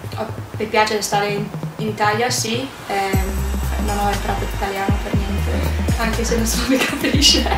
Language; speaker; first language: Italian; non-native, learner; English